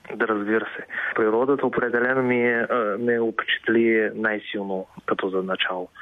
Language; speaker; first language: Bulgarian; non-native, fluent; Chinese